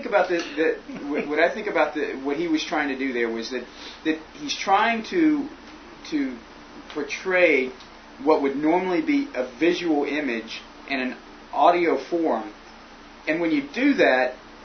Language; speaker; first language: English; native; English